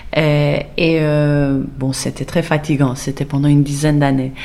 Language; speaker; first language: French; non-native, fluent; Persian